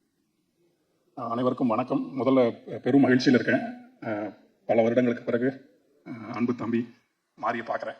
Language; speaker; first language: Tamil; native; Tamil